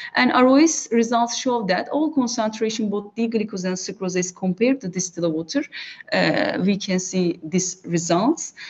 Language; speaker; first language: English; non-native, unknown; Turkish